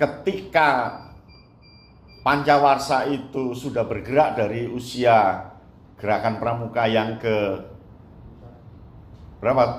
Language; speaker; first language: Indonesian; native; Indonesian